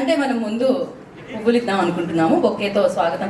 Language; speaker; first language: Telugu; native; Telugu